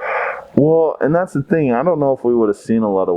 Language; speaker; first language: English; native; English